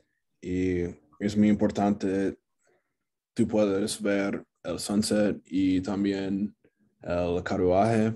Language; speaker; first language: Spanish; non-native, learner; English